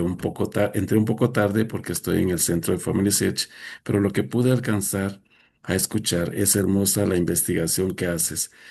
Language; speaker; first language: Spanish; native; Spanish